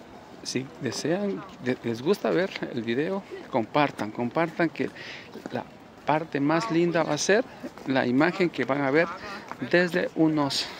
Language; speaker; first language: Spanish; native; Spanish